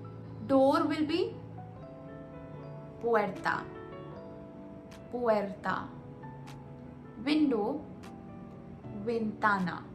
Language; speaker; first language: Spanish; non-native, fluent; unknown